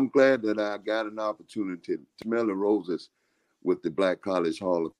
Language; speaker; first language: English; native; English